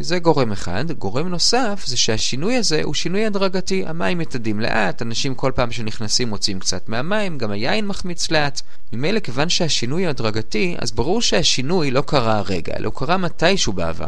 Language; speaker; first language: Hebrew; native; Hebrew